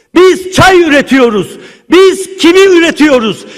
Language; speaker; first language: Turkish; native; Turkish